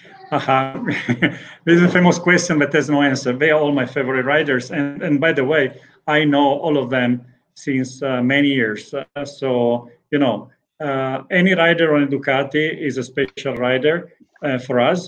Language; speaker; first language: English; non-native, fluent; Italian